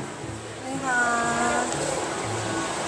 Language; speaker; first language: Chinese; non-native, fluent; Korean